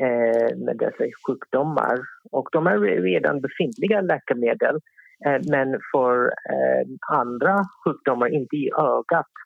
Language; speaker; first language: Swedish; non-native, fluent; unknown